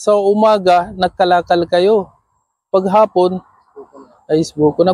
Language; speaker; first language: Filipino; non-native, learner; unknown